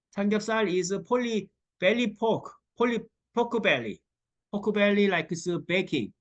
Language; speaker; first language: English; non-native, learner; Korean